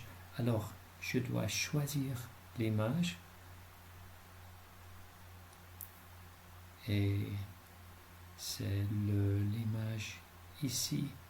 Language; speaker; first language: French; non-native, fluent; English